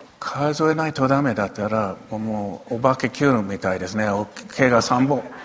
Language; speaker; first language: Japanese; non-native, local second language; English